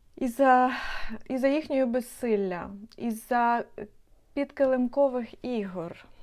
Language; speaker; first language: Ukrainian; non-native, local second language; Russian